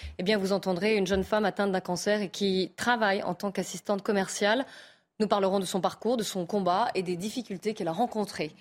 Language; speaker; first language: French; native; French